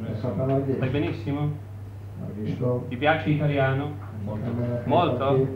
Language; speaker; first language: Italian; non-native, fluent; Czech